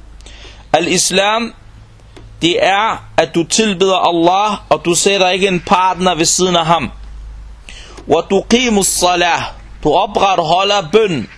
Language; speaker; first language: Danish; non-native, local second language; Arabic